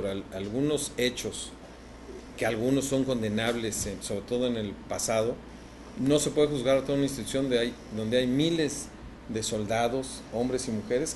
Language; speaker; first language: Spanish; native; Spanish